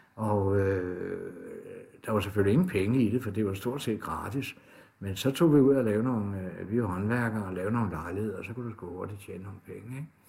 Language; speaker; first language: Danish; native; Danish